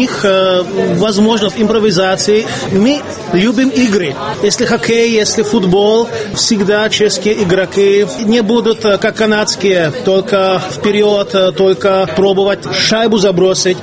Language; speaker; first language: Russian; non-native, fluent; Czech